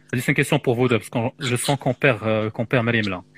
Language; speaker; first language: French; non-native, local second language; Arabic